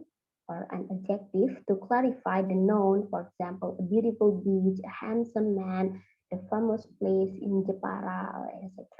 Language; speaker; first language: English; non-native, fluent; Indonesian